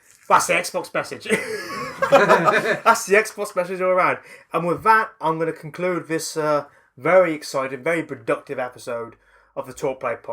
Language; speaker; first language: English; native; English